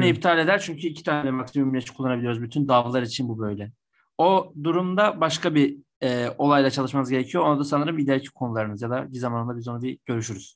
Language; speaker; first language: Turkish; native; Turkish